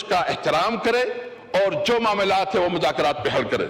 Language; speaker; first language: Urdu; non-native, local second language; Pashto